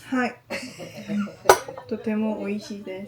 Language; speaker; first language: Japanese; non-native, learner; Korean